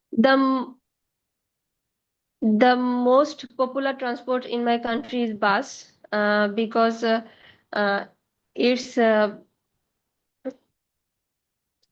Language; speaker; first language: English; non-native, learner; Bangla